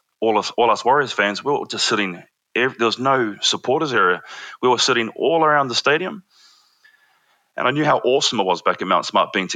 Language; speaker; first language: English; native; English